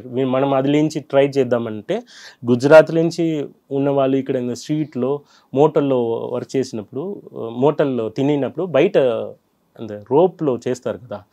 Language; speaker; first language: Telugu; non-native, fluent; Tamil